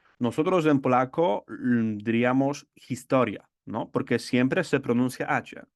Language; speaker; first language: Spanish; non-native, fluent; Polish